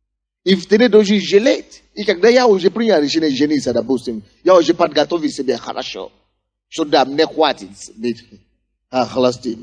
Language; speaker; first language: Russian; non-native, fluent; Yoruba